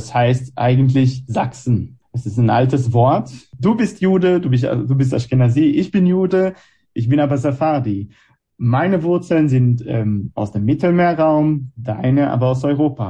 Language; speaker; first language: German; non-native, fluent; Hebrew